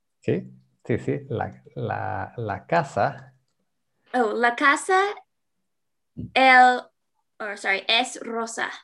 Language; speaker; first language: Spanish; non-native, learner; English